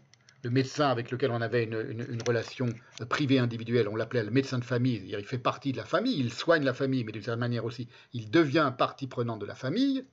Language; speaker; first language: French; native; French